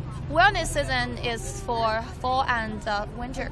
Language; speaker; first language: English; non-native, fluent; Chinese